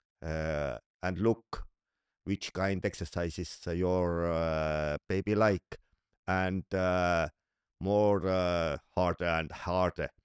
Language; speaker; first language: English; non-native, learner; Estonian